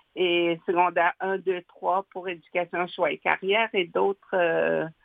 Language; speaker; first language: French; native; French